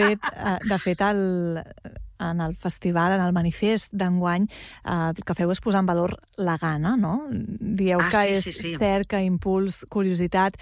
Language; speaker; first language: Catalan; native; Catalan